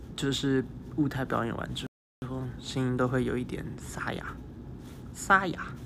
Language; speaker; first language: Chinese; early bilingual, heritage; Chinese